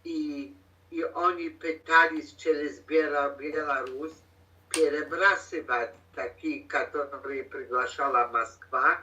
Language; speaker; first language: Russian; non-native, learner; Polish